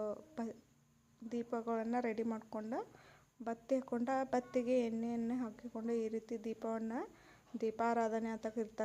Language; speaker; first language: Kannada; native; Kannada